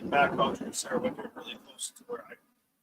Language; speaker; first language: English; native; English